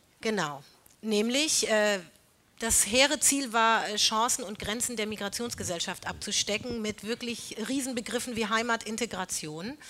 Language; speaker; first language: German; native; German